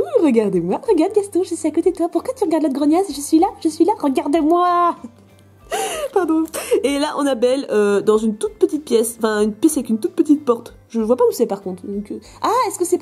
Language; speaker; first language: French; native; French